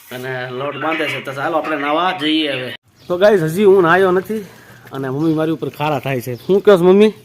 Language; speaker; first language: Gujarati; native; Gujarati